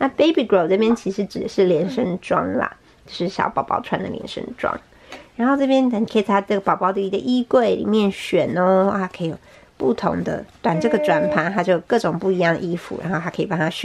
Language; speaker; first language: Chinese; native; Chinese